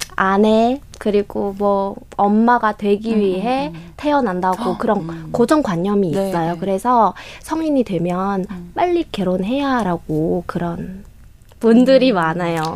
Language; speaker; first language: Korean; non-native, learner; Vietnamese